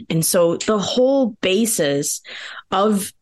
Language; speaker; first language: English; early bilingual, other home language; Pennsylvania German